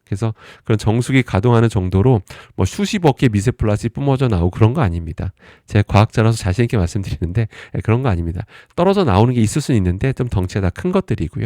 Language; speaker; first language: Korean; native; Korean